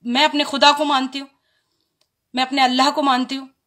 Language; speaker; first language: Hindi; native; Hindi